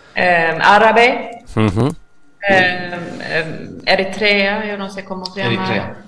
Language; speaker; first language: Spanish; non-native, fluent; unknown